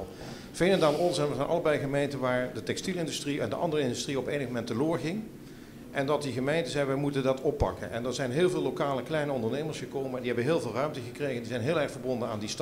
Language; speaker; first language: Dutch; native; Dutch